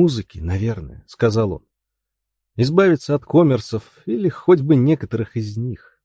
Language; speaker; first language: Russian; native; Russian